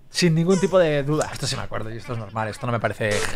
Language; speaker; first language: Spanish; native; Spanish